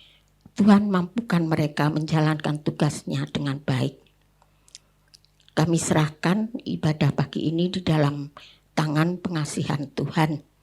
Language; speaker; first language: Indonesian; native; Indonesian